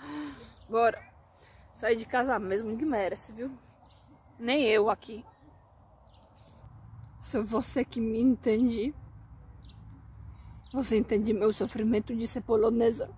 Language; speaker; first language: Portuguese; non-native, fluent; Polish